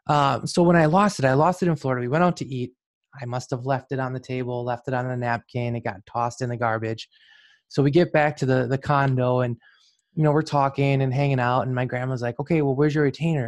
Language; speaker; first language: English; native; English